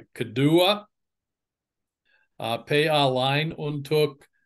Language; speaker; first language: Indonesian; non-native, fluent; English